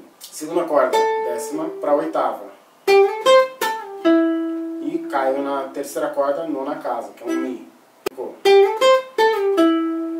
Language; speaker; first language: Portuguese; native; Portuguese